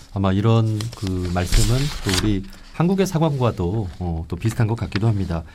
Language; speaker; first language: Korean; native; Korean